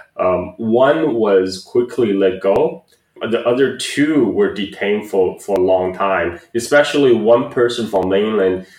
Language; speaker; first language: English; non-native, fluent; Chinese